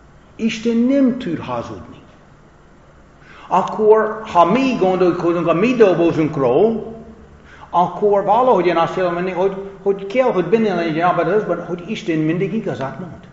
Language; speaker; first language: Hungarian; non-native, fluent; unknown